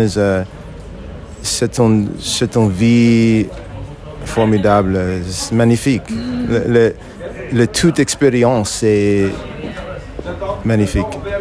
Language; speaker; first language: French; non-native, learner; English